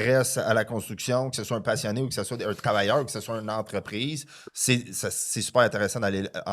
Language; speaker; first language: French; native; French